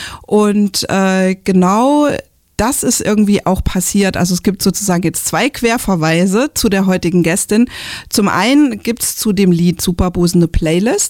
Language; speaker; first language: German; native; German